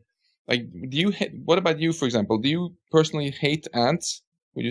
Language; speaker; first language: English; non-native, fluent; Swedish